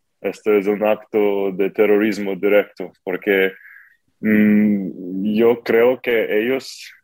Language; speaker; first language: Spanish; non-native, learner; Ukrainian